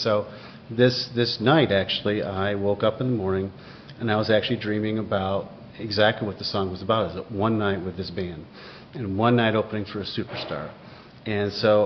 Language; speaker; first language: English; native; English